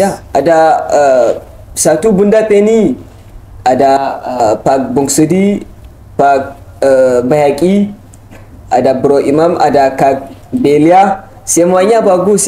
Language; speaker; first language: Indonesian; non-native, learner; Hausa